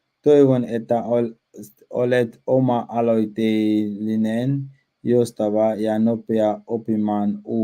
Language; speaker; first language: Finnish; non-native, learner; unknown